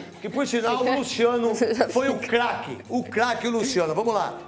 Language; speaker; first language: Portuguese; native; Portuguese